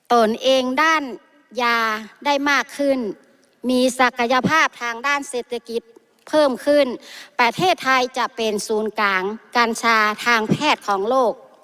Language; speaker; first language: Thai; native; Thai